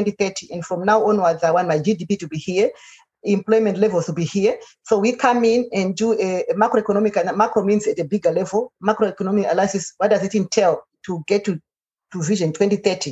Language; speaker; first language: English; non-native, local second language; Shona